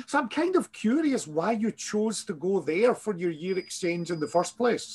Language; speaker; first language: English; non-native, fluent; Portuguese